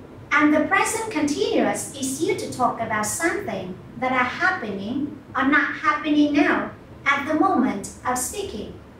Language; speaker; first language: English; non-native, fluent; Vietnamese